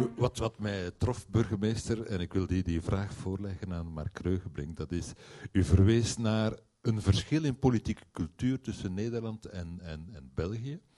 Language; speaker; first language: Dutch; native; Dutch